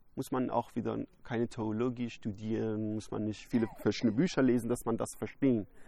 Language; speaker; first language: German; non-native, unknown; Persian